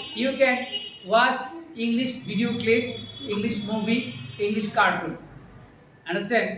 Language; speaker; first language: English; non-native, learner; Bangla